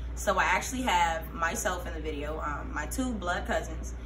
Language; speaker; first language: English; native; English